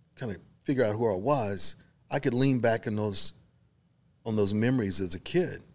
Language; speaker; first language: English; native; English